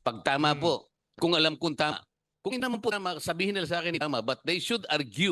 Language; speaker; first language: Filipino; native; Filipino